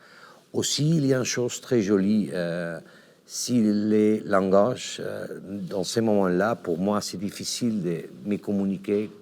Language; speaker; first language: French; non-native, learner; Catalan